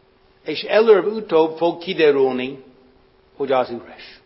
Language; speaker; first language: Hungarian; non-native, fluent; English